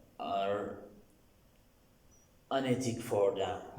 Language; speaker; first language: English; non-native, learner; Turkish